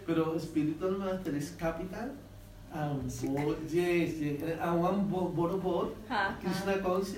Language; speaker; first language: English; non-native, learner; Spanish